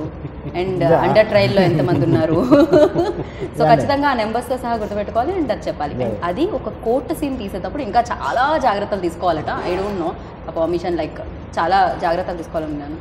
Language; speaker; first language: Telugu; native; Telugu